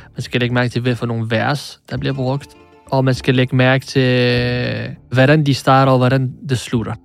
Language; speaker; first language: Danish; early bilingual, other home language; Arabic